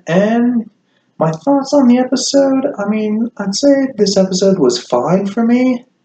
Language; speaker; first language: English; native; English